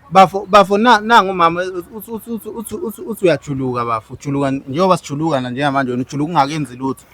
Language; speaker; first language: Zulu; native; Zulu